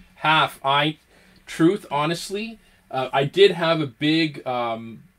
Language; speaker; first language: English; native; English